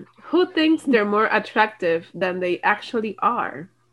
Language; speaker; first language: English; non-native, local second language; Spanish